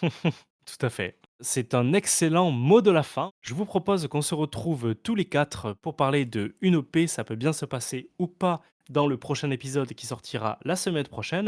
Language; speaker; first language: French; native; French